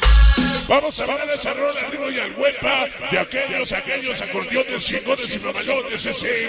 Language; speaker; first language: Spanish; native; Spanish